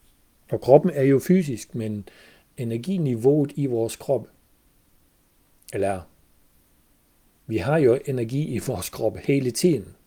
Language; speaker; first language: Danish; non-native, fluent; German